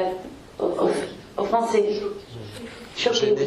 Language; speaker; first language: French; non-native, fluent; Spanish